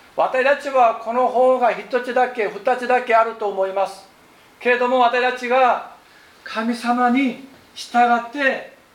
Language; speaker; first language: Japanese; non-native, fluent; Korean